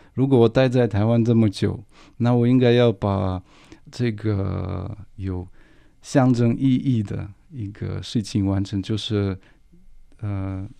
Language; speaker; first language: Chinese; non-native, fluent; Russian